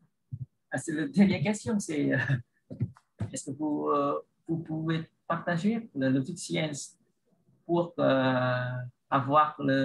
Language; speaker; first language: French; non-native, learner; Vietnamese